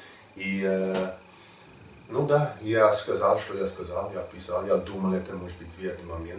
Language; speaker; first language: Russian; non-native, learner; English